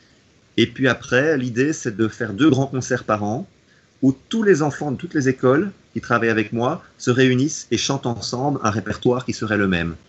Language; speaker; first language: French; native; French